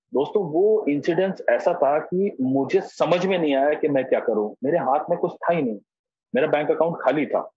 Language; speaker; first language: Hindi; native; Hindi